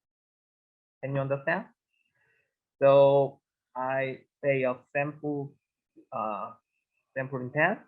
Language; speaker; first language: English; non-native, learner; Korean